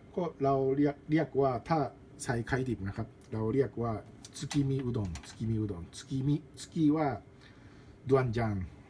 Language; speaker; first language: Thai; non-native, learner; Japanese